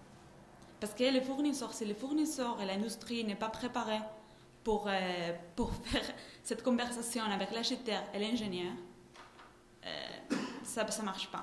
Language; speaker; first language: French; non-native, fluent; Spanish